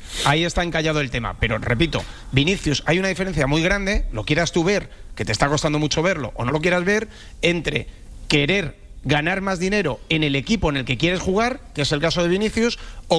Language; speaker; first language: Spanish; native; Spanish